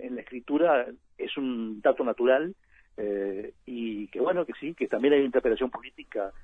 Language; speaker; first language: Spanish; native; Spanish